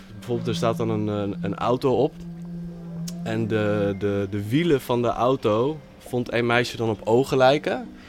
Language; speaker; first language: Dutch; native; Dutch